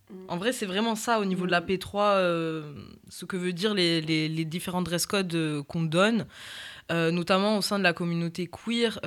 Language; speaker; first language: French; native; French